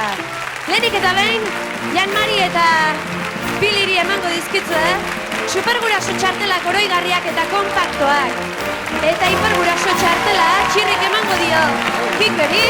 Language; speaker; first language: Basque; native; Basque